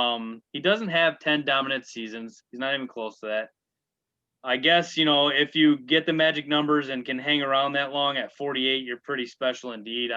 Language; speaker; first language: English; native; English